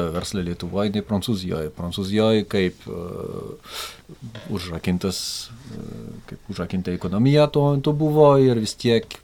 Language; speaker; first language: Lithuanian; non-native, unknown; French